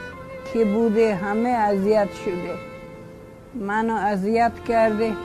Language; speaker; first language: Persian; early bilingual, other home language; Polish